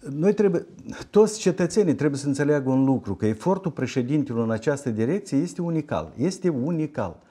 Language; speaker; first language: Romanian; native; Romanian